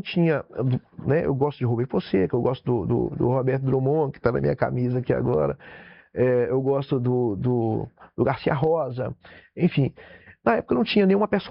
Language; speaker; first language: Portuguese; native; Portuguese